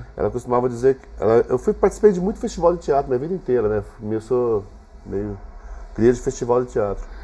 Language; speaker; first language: Portuguese; native; Portuguese